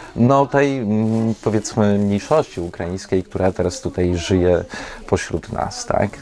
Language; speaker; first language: Polish; native; Polish